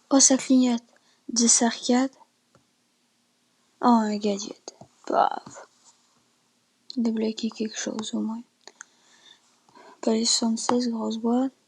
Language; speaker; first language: French; native; French